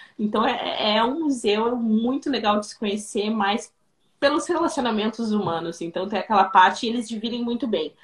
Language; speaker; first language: Portuguese; native; Portuguese